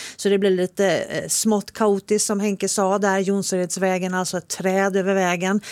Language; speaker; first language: Swedish; native; Swedish